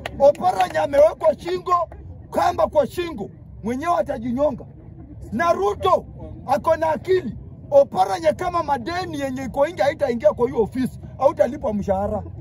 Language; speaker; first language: Swahili; non-native, local second language; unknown